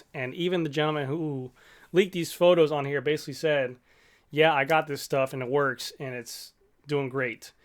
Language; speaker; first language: English; native; English